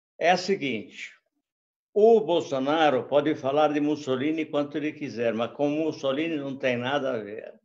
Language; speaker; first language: Portuguese; early bilingual, other home language; Italian